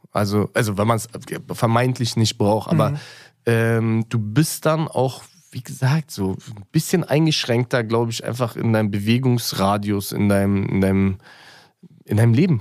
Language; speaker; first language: German; early bilingual, other home language; Russian